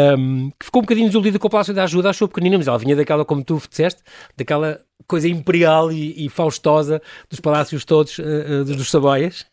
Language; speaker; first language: Portuguese; native; Portuguese